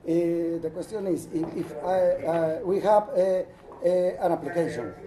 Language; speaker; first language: English; non-native, learner; Spanish